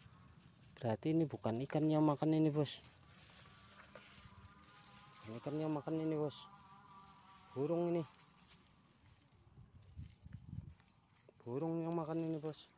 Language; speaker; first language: Indonesian; native; Indonesian